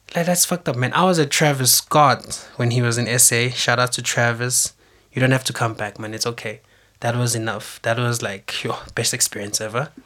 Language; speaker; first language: English; non-native, local second language; Zulu